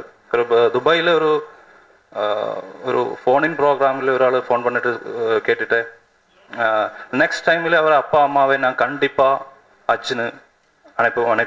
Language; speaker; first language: Tamil; non-native, learner; Malayalam